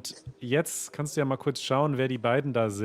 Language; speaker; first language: German; native; German